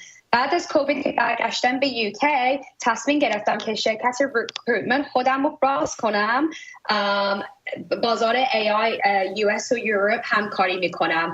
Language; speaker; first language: Persian; early bilingual, heritage; Persian